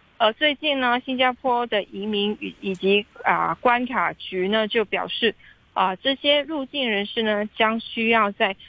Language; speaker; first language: Chinese; non-native, local second language; Cantonese